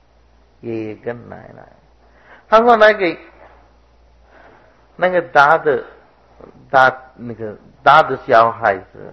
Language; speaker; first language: Chinese; non-native, fluent; Sinhala